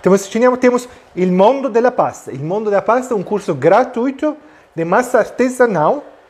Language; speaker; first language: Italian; non-native, learner; Portuguese